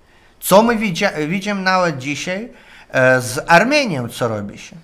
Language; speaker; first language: Polish; non-native, learner; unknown